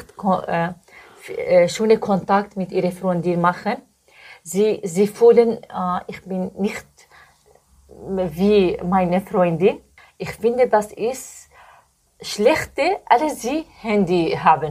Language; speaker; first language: German; non-native, learner; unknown